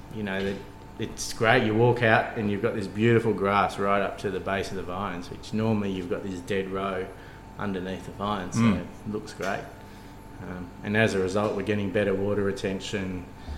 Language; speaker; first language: English; native; English